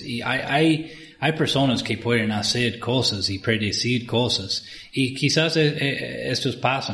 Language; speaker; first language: Spanish; non-native, fluent; English